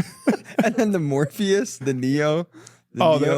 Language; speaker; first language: English; native; English